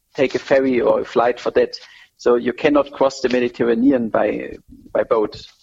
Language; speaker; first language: English; non-native, fluent; German